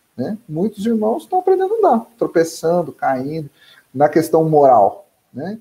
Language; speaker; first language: Portuguese; native; Portuguese